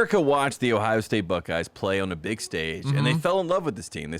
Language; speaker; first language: English; native; English